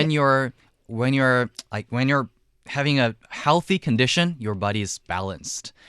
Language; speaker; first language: English; non-native, fluent; Chinese